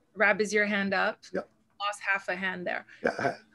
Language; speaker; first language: English; non-native, fluent; Portuguese